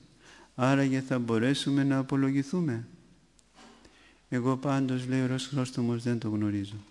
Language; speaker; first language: Greek; native; Greek